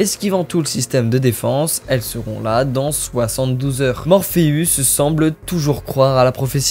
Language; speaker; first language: French; native; French